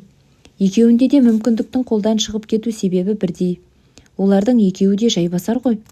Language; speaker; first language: Kazakh; native; Kazakh